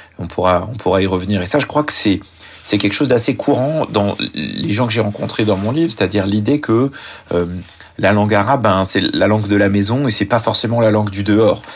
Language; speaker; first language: French; early bilingual, other home language; Arabic